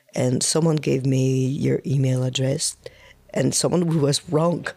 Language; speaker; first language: English; non-native, fluent; French